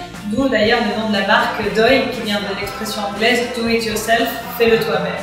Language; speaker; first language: French; non-native, fluent; Spanish